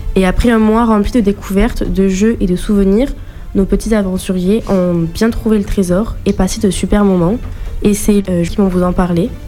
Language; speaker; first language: French; native; French